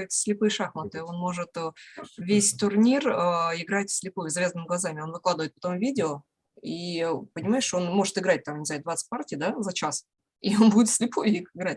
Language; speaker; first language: Russian; native; Russian